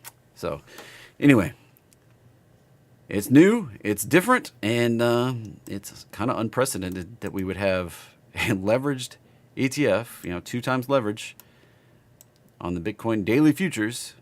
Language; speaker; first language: English; native; English